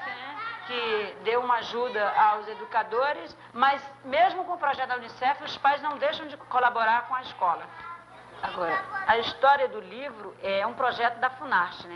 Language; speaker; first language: Portuguese; native; Portuguese